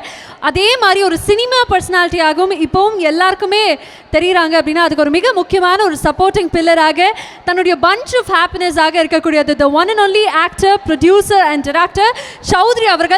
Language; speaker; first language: Tamil; native; Tamil